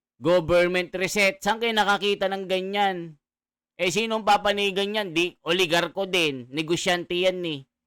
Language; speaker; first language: Filipino; native; Filipino